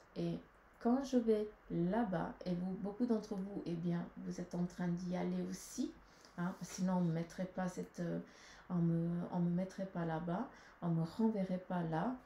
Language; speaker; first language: French; native; French